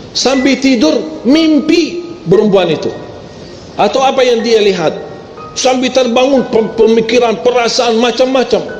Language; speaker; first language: Malay; non-native, fluent; Arabic